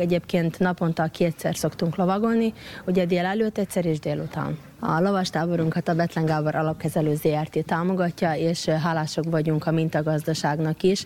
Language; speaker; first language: Hungarian; native; Hungarian